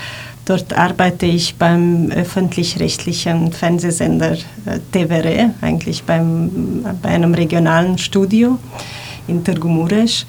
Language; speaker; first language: German; non-native, fluent; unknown